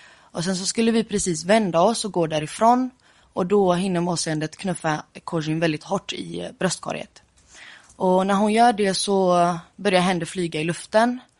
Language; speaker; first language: Swedish; early bilingual, other home language; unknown